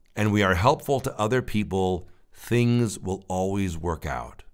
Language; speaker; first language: English; native; English